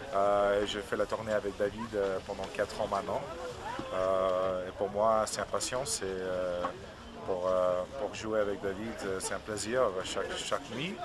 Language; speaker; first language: French; non-native, learner; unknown